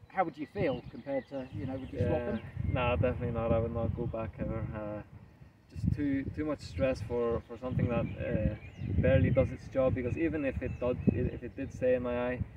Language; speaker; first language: English; early bilingual, other home language; Spanish